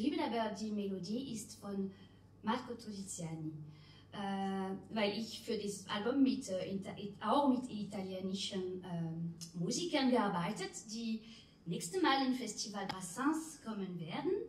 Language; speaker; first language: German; non-native, learner; French